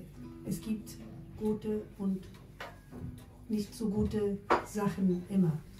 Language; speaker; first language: German; non-native, learner; Spanish